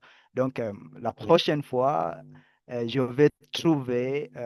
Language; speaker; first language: French; non-native, learner; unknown